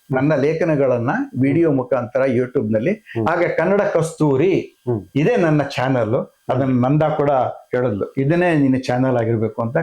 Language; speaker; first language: Kannada; non-native, local second language; Konkani